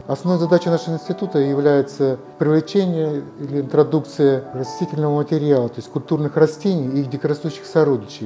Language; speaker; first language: Russian; native; Russian